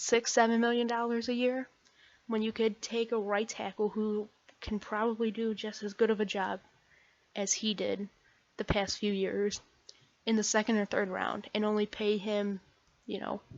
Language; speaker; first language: English; native; English